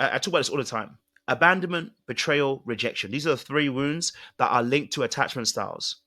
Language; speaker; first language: English; native; English